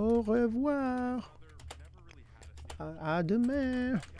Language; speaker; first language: French; non-native, learner; English